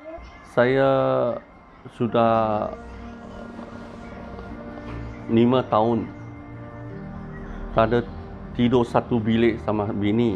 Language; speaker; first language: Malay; non-native, local second language; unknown